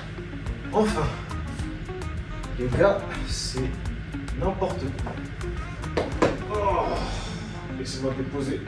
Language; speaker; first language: French; native; French